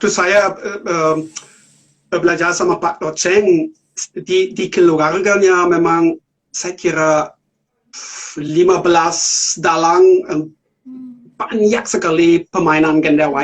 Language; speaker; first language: Indonesian; non-native, learner; German